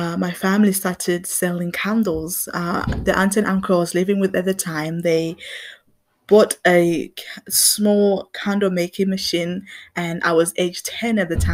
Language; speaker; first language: English; non-native, local second language; Shona